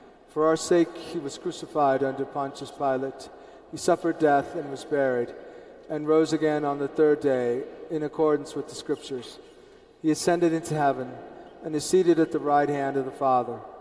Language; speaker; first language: English; early bilingual, other home language; Spanish